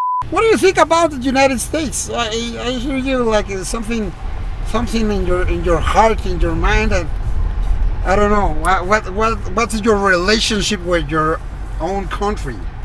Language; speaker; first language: English; non-native, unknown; Spanish